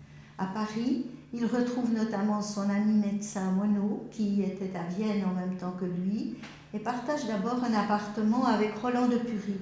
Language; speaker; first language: French; native; French